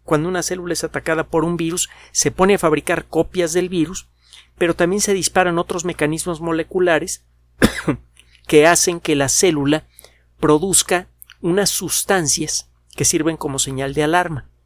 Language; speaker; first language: Spanish; native; Spanish